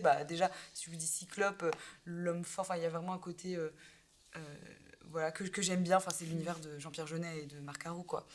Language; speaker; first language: French; native; French